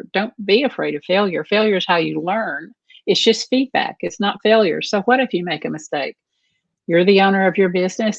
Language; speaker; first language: English; native; English